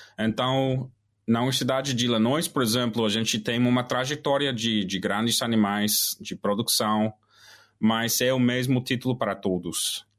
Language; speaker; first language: Portuguese; non-native, fluent; English